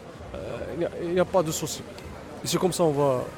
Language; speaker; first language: French; non-native, learner; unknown